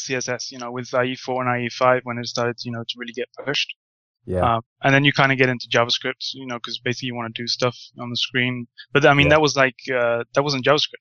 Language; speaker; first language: English; native; English